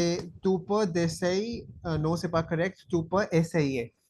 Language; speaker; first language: French; non-native, fluent; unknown